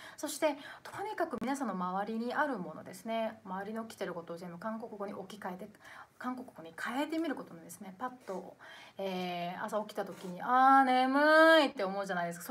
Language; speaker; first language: Japanese; non-native, fluent; Korean